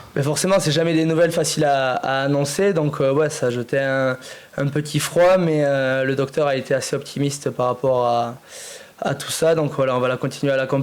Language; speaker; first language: French; native; French